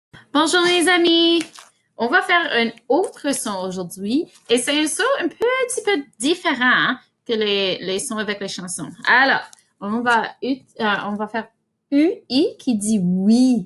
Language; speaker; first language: French; non-native, fluent; English